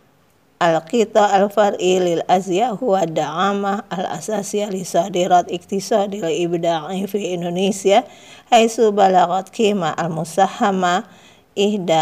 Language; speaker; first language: Arabic; non-native, learner; Indonesian